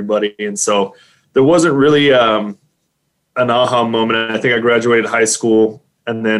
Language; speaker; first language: English; native; English